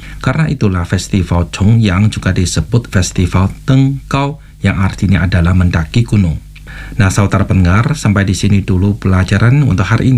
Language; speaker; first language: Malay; non-native, fluent; Chinese